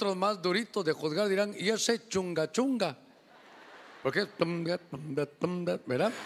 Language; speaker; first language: Spanish; native; Spanish